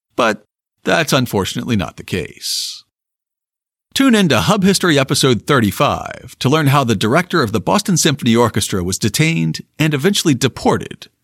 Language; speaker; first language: English; native; English